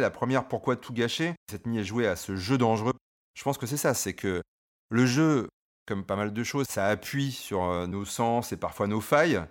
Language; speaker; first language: French; native; French